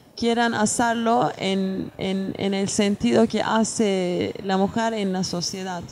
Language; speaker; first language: Spanish; non-native, fluent; Turkish